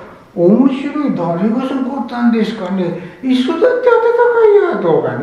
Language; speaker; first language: Japanese; non-native, fluent; Sinhala